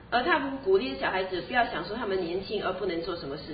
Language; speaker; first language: Chinese; native; Chinese